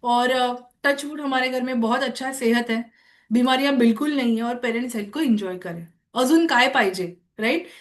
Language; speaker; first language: Hindi; non-native, local second language; Marathi